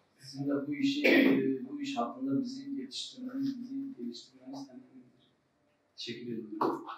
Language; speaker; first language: Turkish; non-native, local second language; Zaza